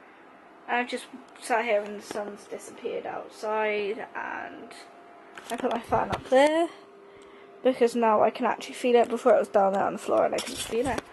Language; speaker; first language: English; native; English